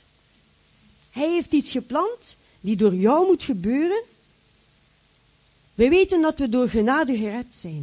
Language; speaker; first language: Dutch; native; Dutch